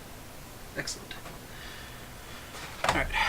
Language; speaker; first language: English; native; English